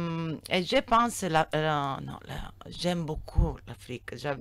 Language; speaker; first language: French; non-native, learner; Italian